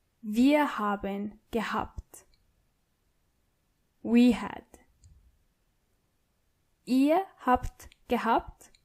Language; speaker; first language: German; non-native, fluent; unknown